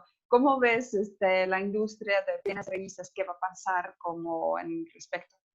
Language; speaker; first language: Spanish; non-native, fluent; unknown